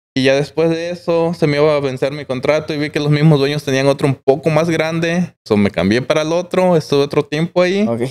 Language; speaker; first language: Spanish; native; Spanish